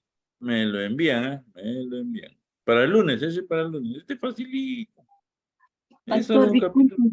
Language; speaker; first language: Spanish; native; Spanish